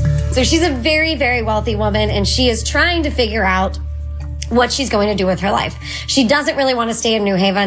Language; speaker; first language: English; native; English